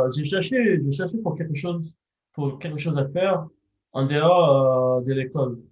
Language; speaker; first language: French; non-native, fluent; English